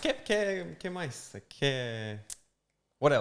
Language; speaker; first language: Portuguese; non-native, learner; English